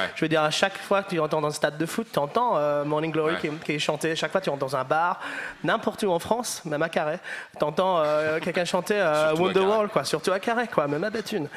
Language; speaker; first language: French; non-native, fluent; English